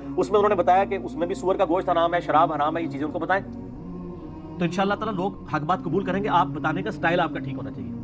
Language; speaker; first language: Urdu; non-native, local second language; Punjabi